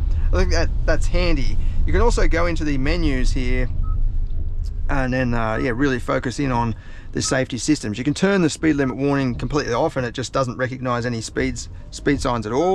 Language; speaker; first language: English; native; English